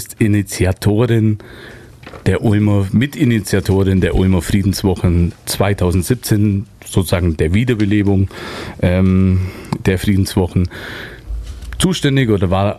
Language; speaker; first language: German; native; German